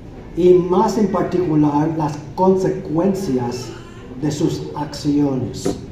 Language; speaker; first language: Spanish; non-native, fluent; English